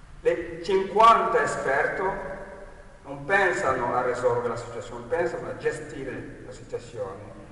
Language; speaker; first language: Italian; non-native, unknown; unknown